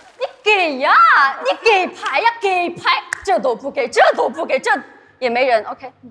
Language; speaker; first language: Chinese; non-native, local second language; Uyghur